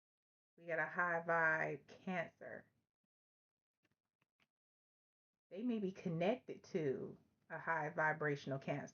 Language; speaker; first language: English; native; English